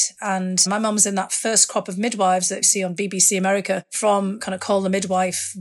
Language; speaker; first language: English; native; English